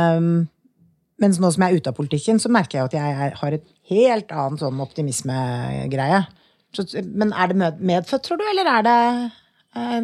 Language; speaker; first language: Norwegian; native; Norwegian